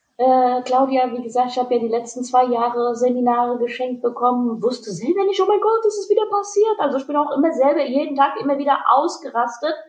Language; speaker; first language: German; early bilingual, other home language; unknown